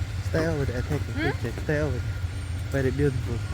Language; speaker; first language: English; non-native, learner; Vietnamese